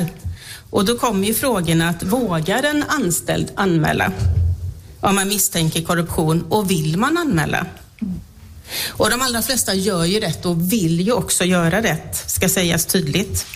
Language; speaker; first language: Swedish; native; Swedish